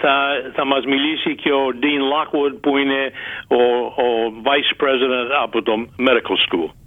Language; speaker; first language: Greek; early bilingual, heritage; Greek